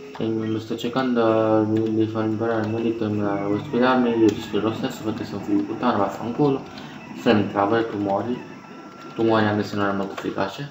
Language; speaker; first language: Italian; native; Italian